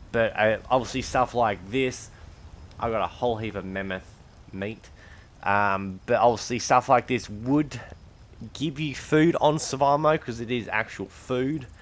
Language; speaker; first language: English; native; English